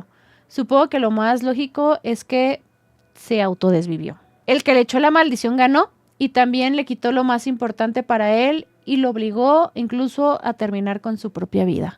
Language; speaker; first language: Spanish; native; Spanish